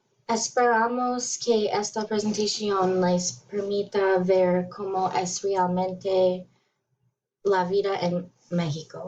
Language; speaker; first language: Spanish; non-native, learner; English